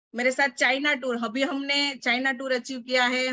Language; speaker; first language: Hindi; non-native, local second language; Gujarati